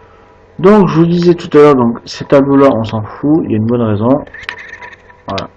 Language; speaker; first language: French; native; French